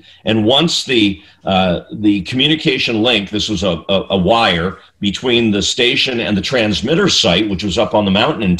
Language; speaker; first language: English; native; English